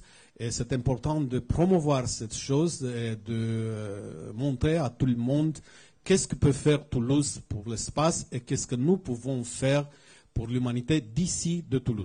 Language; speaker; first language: French; non-native, fluent; Romanian